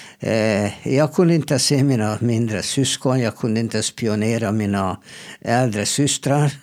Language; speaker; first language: Swedish; non-native, fluent; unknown